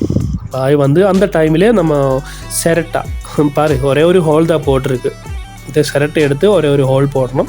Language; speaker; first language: Tamil; non-native, learner; Malayalam